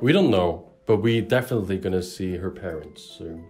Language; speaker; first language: English; non-native, fluent; Korean